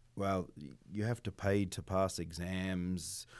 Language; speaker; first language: English; native; English